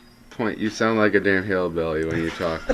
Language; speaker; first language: English; native; English